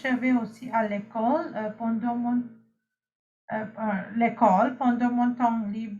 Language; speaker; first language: French; non-native, learner; Sinhala